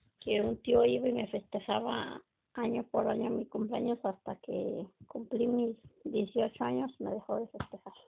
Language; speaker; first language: Spanish; native; Spanish